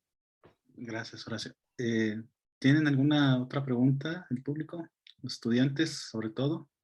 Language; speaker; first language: Spanish; native; Spanish